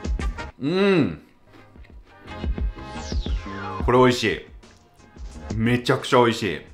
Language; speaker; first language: Japanese; non-native, fluent; English